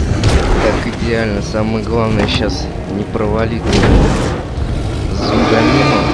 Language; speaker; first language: Russian; native; Russian